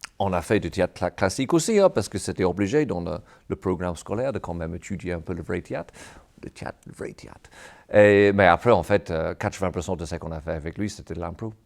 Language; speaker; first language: French; non-native, fluent; English